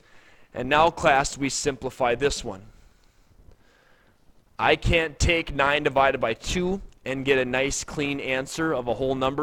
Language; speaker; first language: English; native; English